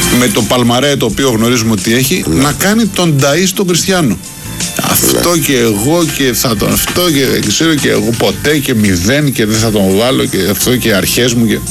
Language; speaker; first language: Greek; non-native, fluent; Spanish